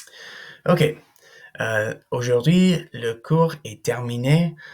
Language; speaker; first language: French; non-native, fluent; English